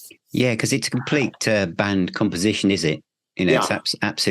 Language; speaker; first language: English; native; English